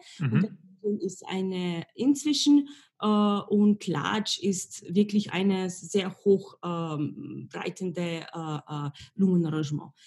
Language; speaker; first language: German; non-native, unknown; Slovenian